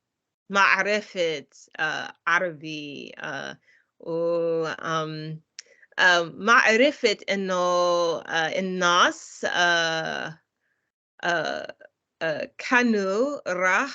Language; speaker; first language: Arabic; non-native, learner; English